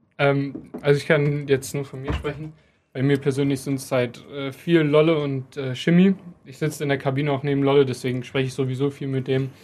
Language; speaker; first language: German; native; German